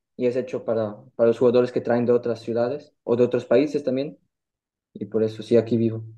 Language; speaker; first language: Spanish; early bilingual, heritage; German